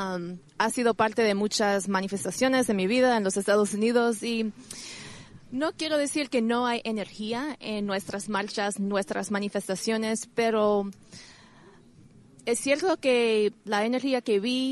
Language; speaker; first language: Spanish; non-native, learner; English